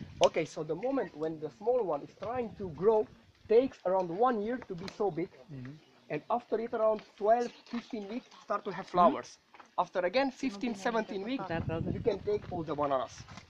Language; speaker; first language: English; non-native, learner; Romanian